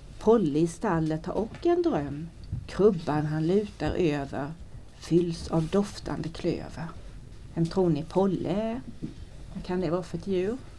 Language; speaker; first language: Swedish; native; Swedish